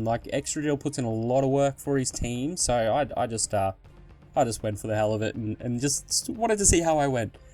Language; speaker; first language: English; native; English